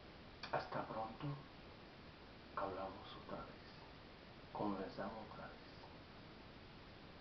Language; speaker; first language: Spanish; non-native, learner; Haitian Creole